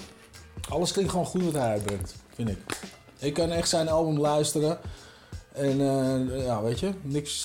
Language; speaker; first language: Dutch; native; Dutch